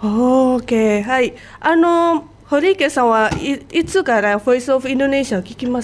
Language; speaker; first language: Japanese; non-native, fluent; Indonesian